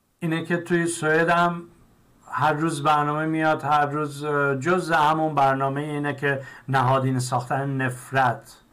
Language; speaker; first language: Persian; native; Persian